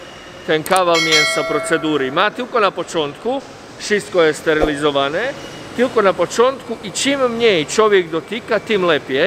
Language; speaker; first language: Polish; non-native, fluent; Croatian